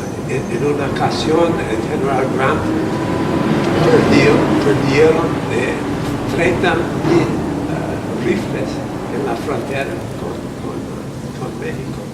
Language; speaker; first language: Spanish; non-native, fluent; English